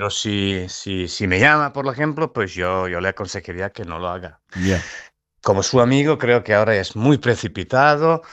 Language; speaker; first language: Spanish; non-native, fluent; Serbian